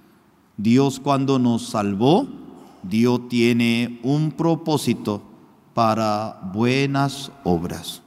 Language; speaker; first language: Spanish; non-native, fluent; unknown